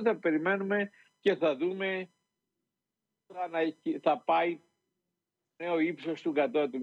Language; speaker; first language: Greek; native; Greek